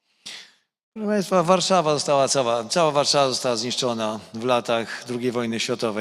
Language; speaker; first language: Polish; native; Polish